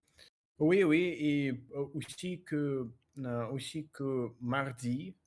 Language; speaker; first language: French; non-native, learner; Russian